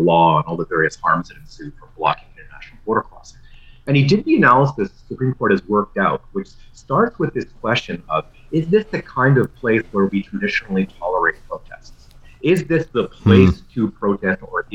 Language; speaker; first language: English; native; English